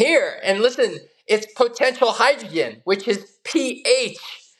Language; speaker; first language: English; native; English